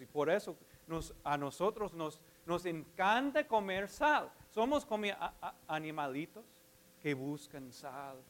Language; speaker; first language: Spanish; non-native, fluent; English